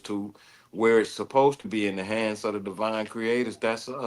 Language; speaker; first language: English; native; English